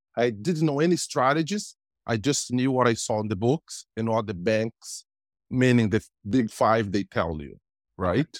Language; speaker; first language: English; non-native, fluent; Portuguese